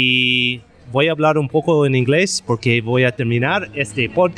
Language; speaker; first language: Spanish; non-native, learner; English